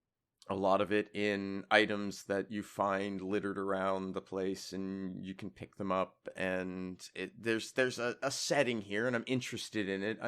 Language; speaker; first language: English; native; English